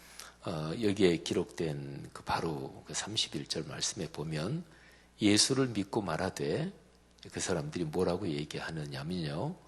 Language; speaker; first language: Korean; native; Korean